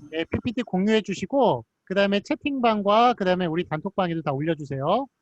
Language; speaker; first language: Korean; native; Korean